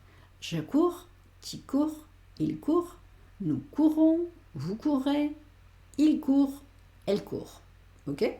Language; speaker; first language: French; non-native, fluent; Spanish